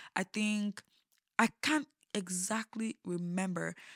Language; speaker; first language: English; non-native, local second language; Yoruba